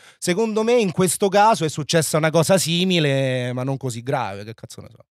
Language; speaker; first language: Italian; native; Italian